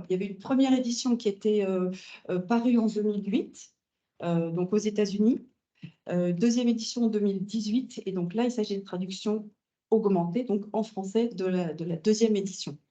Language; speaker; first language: French; native; French